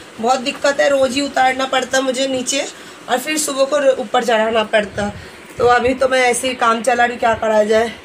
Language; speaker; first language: Hindi; native; Hindi